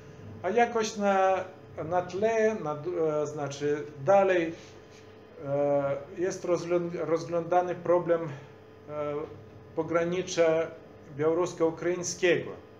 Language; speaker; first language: Polish; non-native, fluent; Belarusian